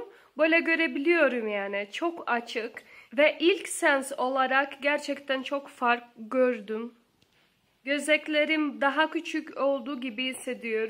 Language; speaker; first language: Turkish; non-native, learner; Portuguese